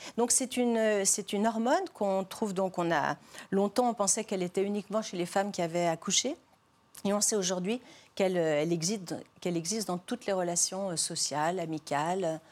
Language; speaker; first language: French; native; French